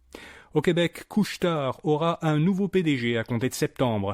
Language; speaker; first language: French; native; French